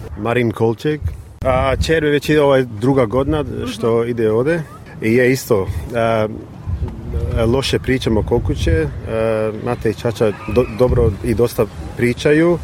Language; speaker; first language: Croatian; early bilingual, heritage; English